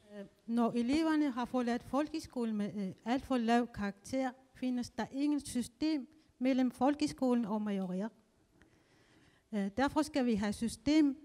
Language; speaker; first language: Danish; non-native, local second language; Kalaallisut